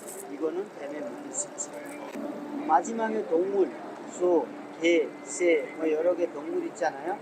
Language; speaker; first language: Korean; non-native, fluent; Hindi